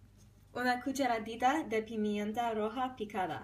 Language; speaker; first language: Spanish; non-native, learner; English